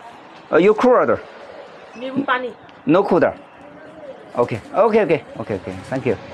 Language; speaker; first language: English; non-native, learner; Chinese